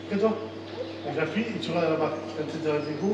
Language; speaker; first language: French; native; French